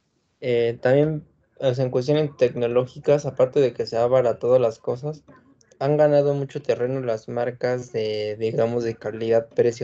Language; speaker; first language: Spanish; native; Spanish